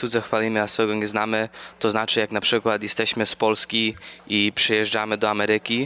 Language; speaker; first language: Polish; early bilingual, other home language; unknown